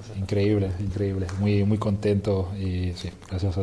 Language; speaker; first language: Spanish; non-native, fluent; French